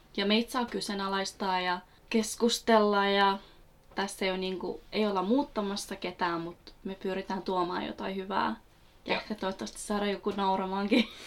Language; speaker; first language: Finnish; early bilingual, other home language; Kurdish